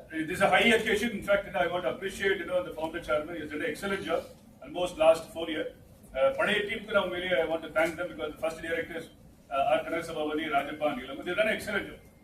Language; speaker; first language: English; non-native, local second language; Tamil